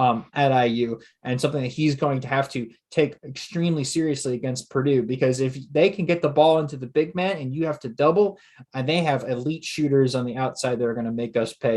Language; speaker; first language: English; native; English